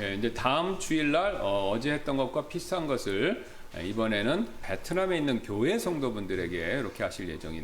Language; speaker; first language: Korean; native; Korean